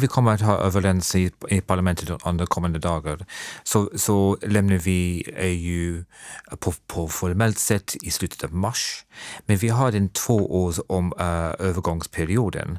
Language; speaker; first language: Swedish; non-native, fluent; English